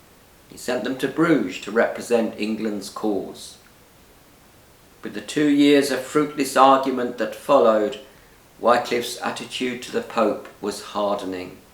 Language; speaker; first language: English; native; English